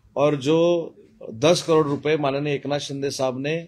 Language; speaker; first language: Hindi; non-native, local second language; Marathi